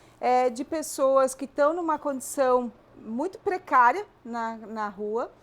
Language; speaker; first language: Portuguese; native; Portuguese